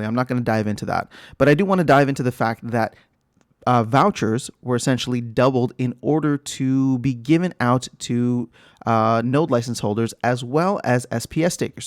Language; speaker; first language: English; native; English